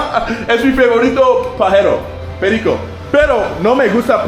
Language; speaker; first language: Spanish; non-native, learner; English